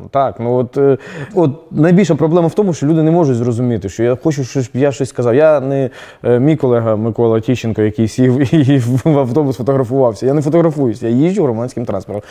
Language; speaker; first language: Ukrainian; native; Ukrainian